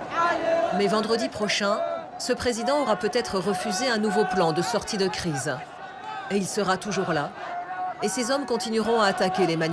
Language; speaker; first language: French; native; French